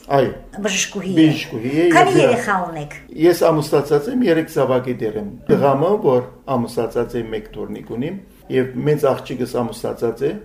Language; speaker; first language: Armenian; early bilingual, heritage; Armenian